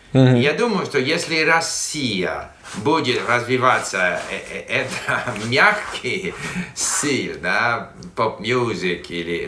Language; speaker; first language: Russian; non-native, fluent; English